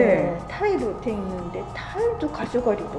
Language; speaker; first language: Korean; non-native, fluent; Japanese